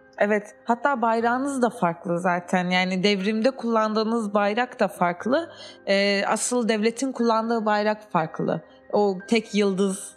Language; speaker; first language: Turkish; native; Turkish